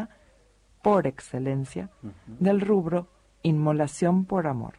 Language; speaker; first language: Spanish; native; Spanish